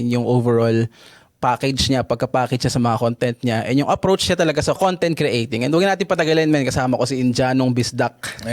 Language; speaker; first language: Filipino; native; Filipino